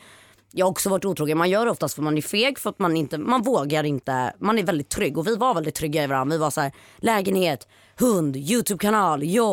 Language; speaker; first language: Swedish; native; Swedish